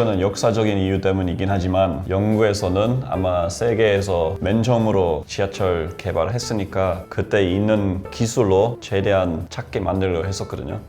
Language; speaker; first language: Korean; non-native, fluent; English